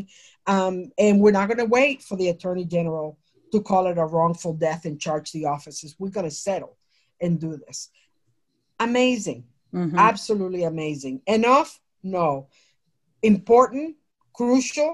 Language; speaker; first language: English; native; English